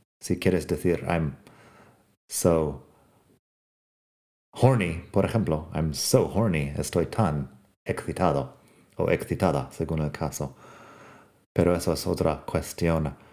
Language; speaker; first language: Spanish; non-native, fluent; English